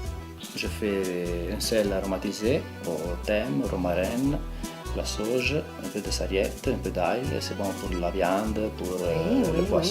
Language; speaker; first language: French; non-native, local second language; Italian